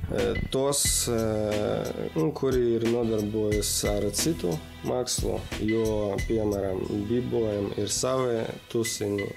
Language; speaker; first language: Latvian; non-native, local second language; Russian